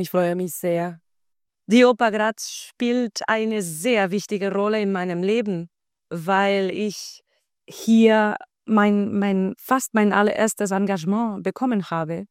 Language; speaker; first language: German; non-native, fluent; Spanish